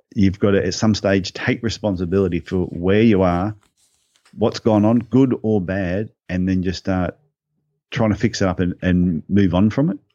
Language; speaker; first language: English; native; English